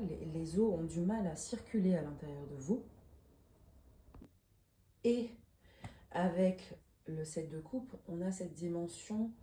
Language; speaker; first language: French; native; French